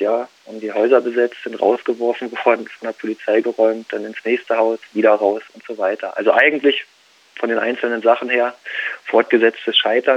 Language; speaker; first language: German; native; German